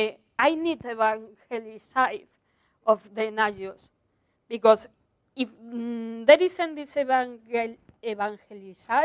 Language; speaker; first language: English; non-native, learner; Spanish